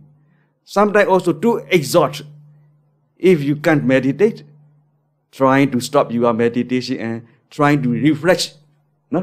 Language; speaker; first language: English; non-native, learner; Burmese